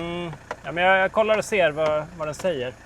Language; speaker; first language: Swedish; native; Swedish